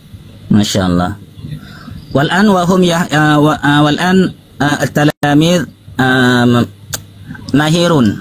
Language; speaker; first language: Arabic; non-native, learner; Indonesian